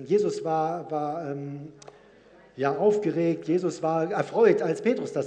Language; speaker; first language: German; native; German